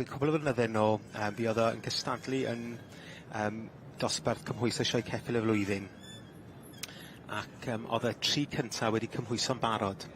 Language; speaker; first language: Welsh; native; Welsh